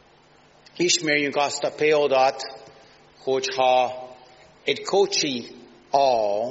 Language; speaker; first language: Hungarian; non-native, learner; English